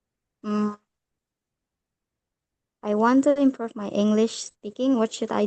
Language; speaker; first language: English; non-native, learner; Indonesian